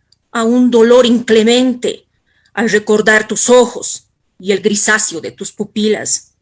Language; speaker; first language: Spanish; native; Spanish